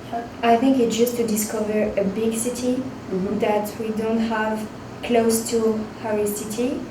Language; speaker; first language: English; non-native, learner; French